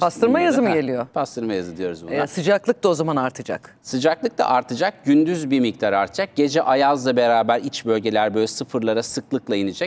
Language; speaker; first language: Turkish; native; Turkish